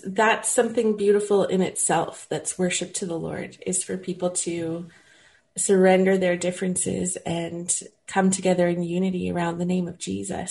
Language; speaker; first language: English; native; English